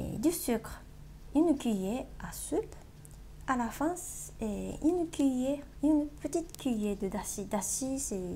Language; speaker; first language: French; non-native, learner; Japanese